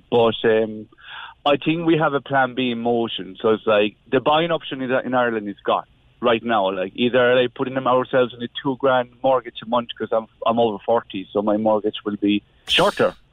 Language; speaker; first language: English; non-native, fluent; Spanish